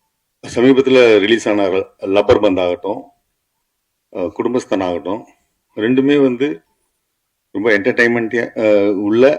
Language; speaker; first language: Tamil; native; Tamil